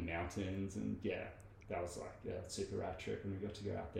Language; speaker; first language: English; native; English